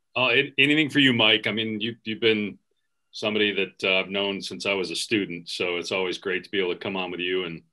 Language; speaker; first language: English; native; English